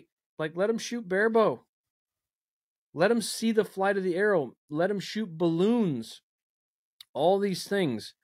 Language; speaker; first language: English; native; English